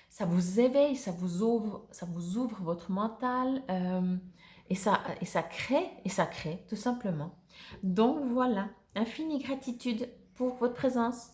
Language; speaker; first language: French; native; French